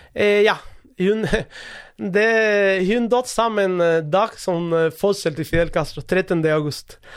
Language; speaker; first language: Norwegian; non-native, fluent; Spanish